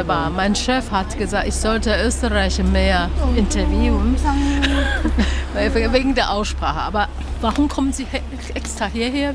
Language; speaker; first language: German; non-native, learner; Chinese